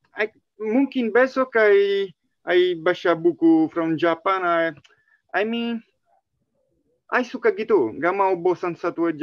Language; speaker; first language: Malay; non-native, learner; Italian